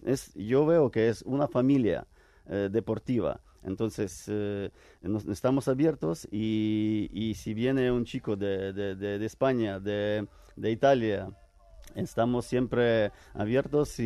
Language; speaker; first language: Spanish; non-native, fluent; Ukrainian